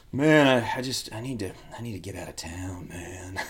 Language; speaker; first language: English; native; English